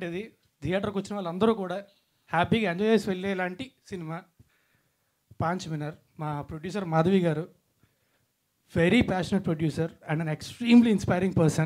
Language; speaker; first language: Telugu; native; Telugu